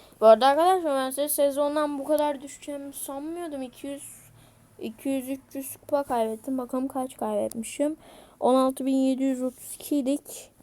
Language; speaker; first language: Turkish; native; Turkish